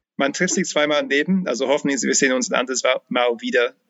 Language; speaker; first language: German; non-native, fluent; English